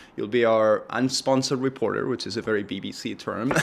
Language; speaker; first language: English; non-native, fluent; Spanish